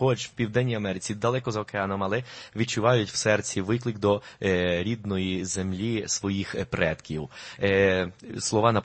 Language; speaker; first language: Ukrainian; non-native, fluent; Spanish